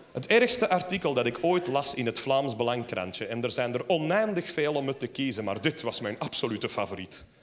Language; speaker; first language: Dutch; native; Dutch